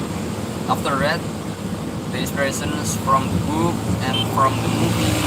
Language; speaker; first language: English; non-native, learner; Indonesian